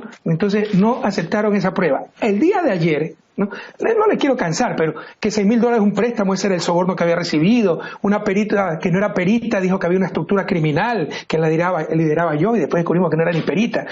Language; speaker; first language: Spanish; native; Spanish